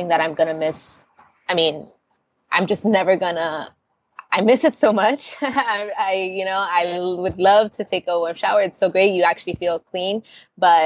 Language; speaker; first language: English; early bilingual, other home language; Spanish